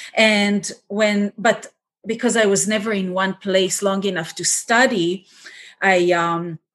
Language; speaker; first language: English; non-native, fluent; Hebrew